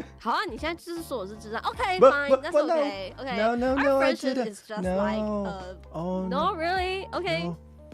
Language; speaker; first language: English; non-native, learner; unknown